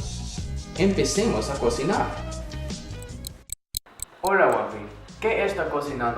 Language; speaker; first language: Spanish; non-native, learner; English